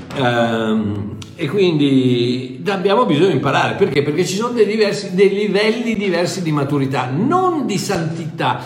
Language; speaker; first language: Italian; native; Italian